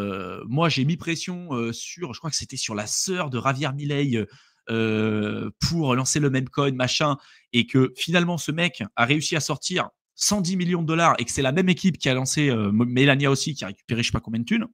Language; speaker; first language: French; native; French